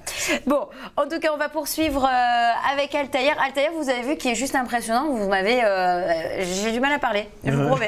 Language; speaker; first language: French; native; French